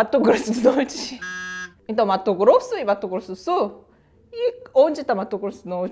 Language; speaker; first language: Portuguese; non-native, learner; Korean